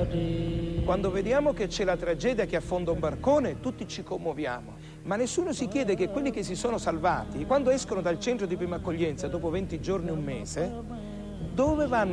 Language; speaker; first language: Italian; native; Italian